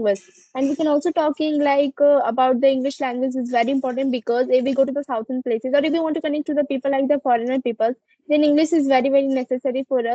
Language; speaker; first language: English; non-native, learner; Hindi